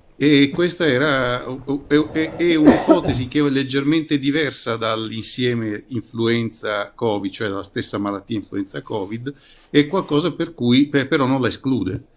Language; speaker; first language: Italian; native; Italian